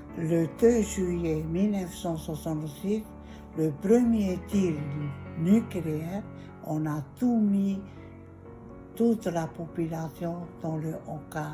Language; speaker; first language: French; non-native, local second language; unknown